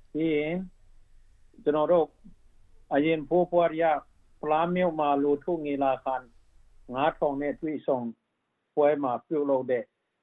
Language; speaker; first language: Burmese; non-native, local second language; Hakha Chin